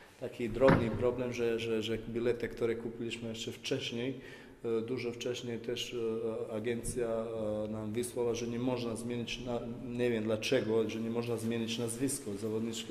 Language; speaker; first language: Polish; non-native, fluent; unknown